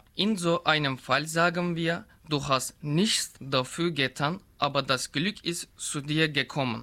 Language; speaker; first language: German; non-native, learner; Turkish